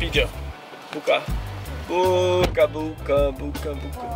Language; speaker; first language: Indonesian; non-native, learner; English